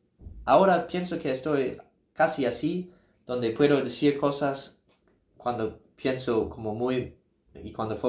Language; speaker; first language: Spanish; non-native, learner; English